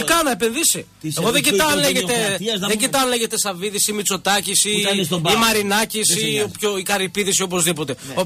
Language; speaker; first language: Greek; native; Greek